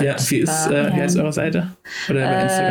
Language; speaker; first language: German; native; German